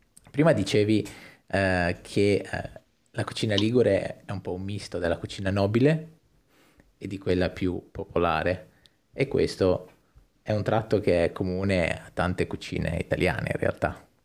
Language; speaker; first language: Italian; native; Italian